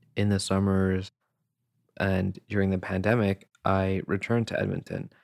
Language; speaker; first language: English; native; English